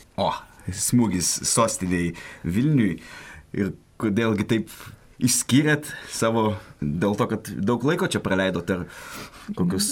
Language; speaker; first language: Lithuanian; native; Lithuanian